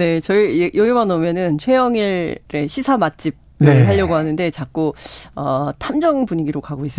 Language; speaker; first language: Korean; native; Korean